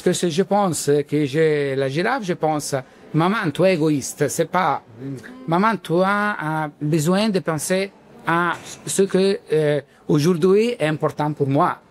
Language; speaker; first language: French; non-native, learner; Italian